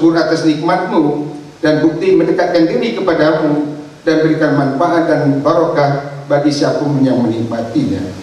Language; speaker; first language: Indonesian; native; Indonesian